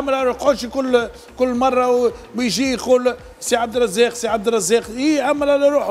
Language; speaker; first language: Arabic; native; Arabic